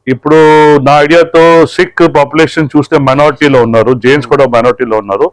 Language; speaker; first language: Telugu; non-native, local second language; Punjabi